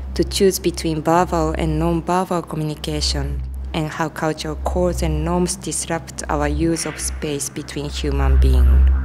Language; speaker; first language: English; non-native, fluent; Japanese